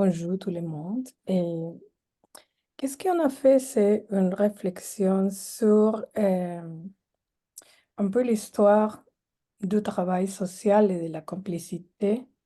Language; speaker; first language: French; non-native, fluent; Spanish